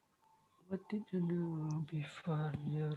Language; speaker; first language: English; non-native, learner; Indonesian